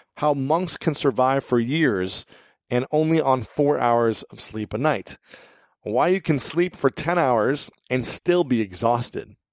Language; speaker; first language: English; native; English